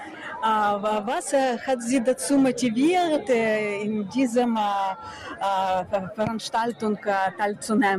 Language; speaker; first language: German; non-native, fluent; Ukrainian